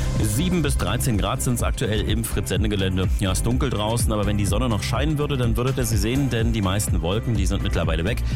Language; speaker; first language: German; native; German